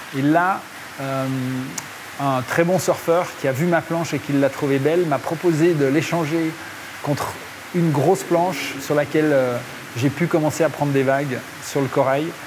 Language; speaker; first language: French; native; French